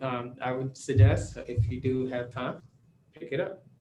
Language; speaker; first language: English; native; English